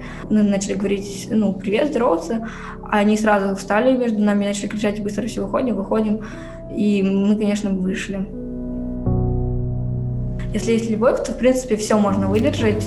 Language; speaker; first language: Russian; native; Russian